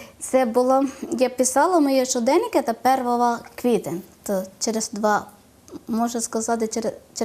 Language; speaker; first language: Ukrainian; non-native, learner; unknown